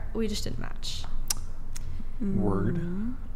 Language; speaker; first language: English; native; English